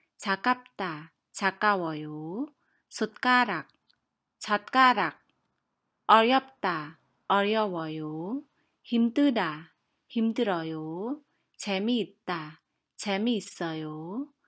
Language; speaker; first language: Korean; non-native, fluent; Khmer